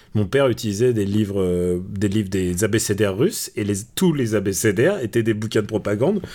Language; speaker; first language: French; native; French